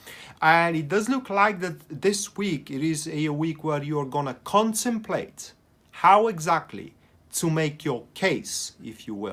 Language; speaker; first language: English; non-native, fluent; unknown